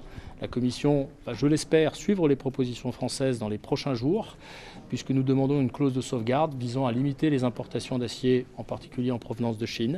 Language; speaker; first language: French; native; French